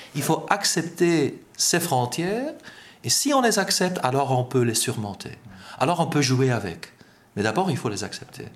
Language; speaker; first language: French; non-native, fluent; Dutch